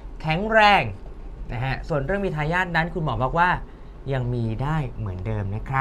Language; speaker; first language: Thai; native; Thai